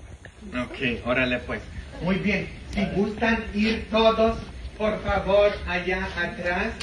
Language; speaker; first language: Spanish; non-native, fluent; English